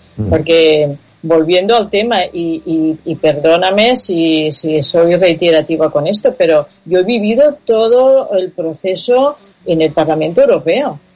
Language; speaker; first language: Spanish; non-native, local second language; Catalan